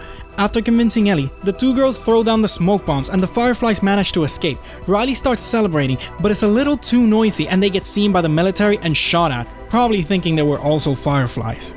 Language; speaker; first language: English; native; English